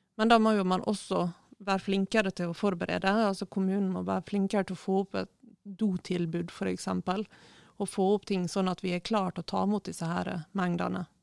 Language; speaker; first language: Norwegian; native; Norwegian